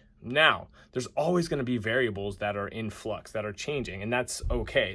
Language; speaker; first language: English; native; English